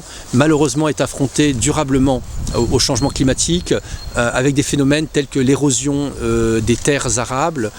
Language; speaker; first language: French; native; French